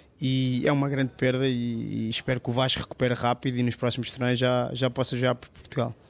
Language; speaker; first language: Portuguese; native; Portuguese